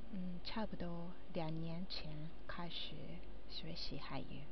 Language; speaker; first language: Chinese; non-native, learner; Japanese